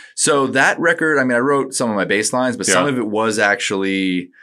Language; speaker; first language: English; native; English